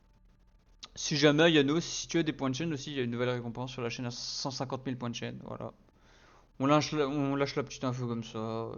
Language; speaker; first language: French; native; French